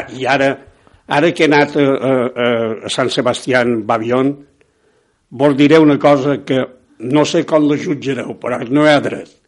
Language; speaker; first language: Catalan; native; Catalan